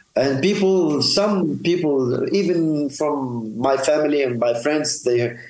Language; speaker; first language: English; non-native, fluent; Arabic